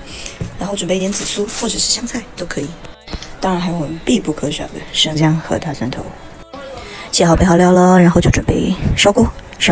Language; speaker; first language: Chinese; native; Chinese